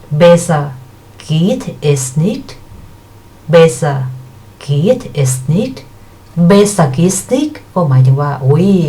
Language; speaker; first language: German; non-native, fluent; Thai